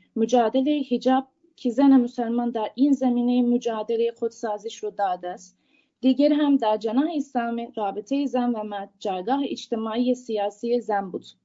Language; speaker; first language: Persian; non-native, fluent; Turkish